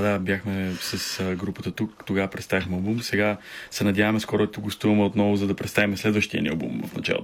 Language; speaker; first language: Bulgarian; native; Bulgarian